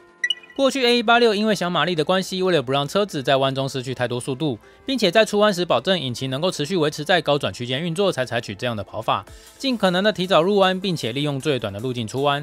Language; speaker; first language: Chinese; native; Chinese